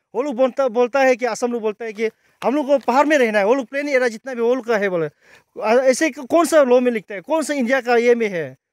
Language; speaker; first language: Hindi; non-native, local second language; Nyishi